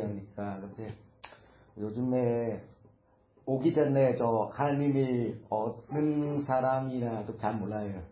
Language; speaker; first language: Korean; non-native, learner; Vietnamese